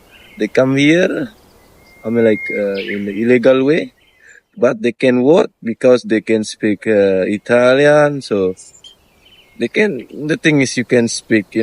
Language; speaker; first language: English; non-native, learner; Indonesian